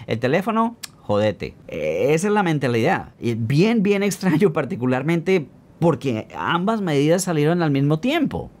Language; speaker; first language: Spanish; native; Spanish